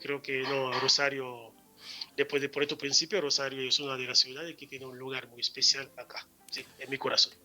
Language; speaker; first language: Spanish; non-native, fluent; Haitian Creole